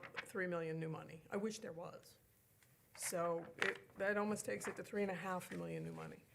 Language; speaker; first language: English; native; English